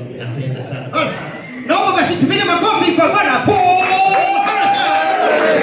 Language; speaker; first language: Swahili; non-native, fluent; English